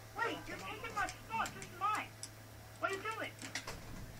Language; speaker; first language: English; native; English